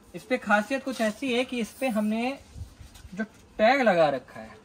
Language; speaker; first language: Hindi; native; Hindi